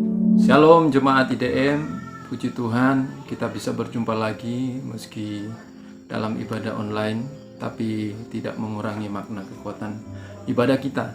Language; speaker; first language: Indonesian; native; Indonesian